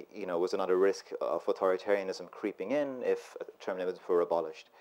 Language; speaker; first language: English; native; English